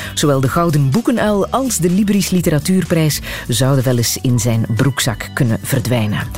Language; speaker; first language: Dutch; native; Dutch